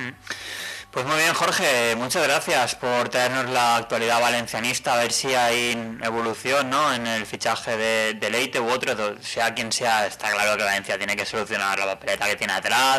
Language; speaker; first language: Spanish; native; Spanish